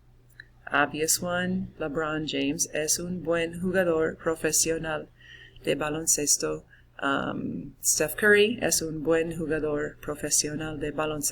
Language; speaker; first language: Spanish; non-native, fluent; English